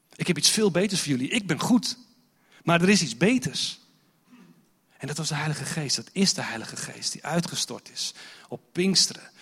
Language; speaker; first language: Dutch; non-native, fluent; English